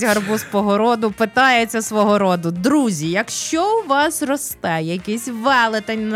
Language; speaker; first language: Ukrainian; native; Ukrainian